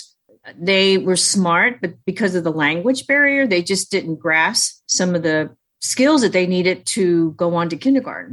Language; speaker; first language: English; early bilingual, other home language; Chinese